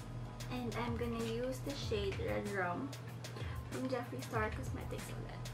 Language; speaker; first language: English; non-native, local second language; Filipino